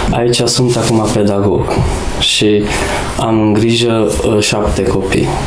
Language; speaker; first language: Romanian; non-native, local second language; Hungarian